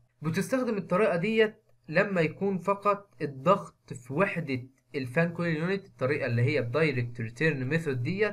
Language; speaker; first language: Arabic; native; Arabic